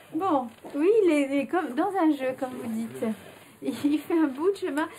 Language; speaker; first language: French; native; French